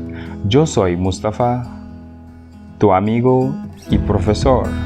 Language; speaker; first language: Spanish; non-native, fluent; Wolof